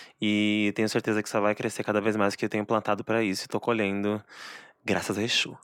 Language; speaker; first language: Portuguese; native; Portuguese